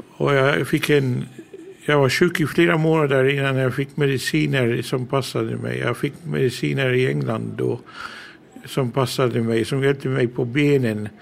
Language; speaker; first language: Swedish; early bilingual, heritage; Swedish